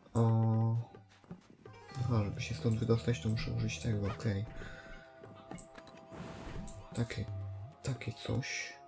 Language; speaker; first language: Polish; native; Polish